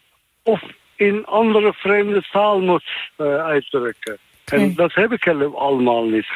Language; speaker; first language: Dutch; non-native, fluent; Turkish